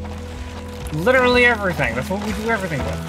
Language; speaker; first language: English; native; English